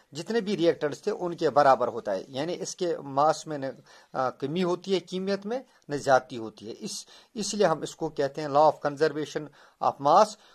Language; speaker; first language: Urdu; non-native, local second language; Kashmiri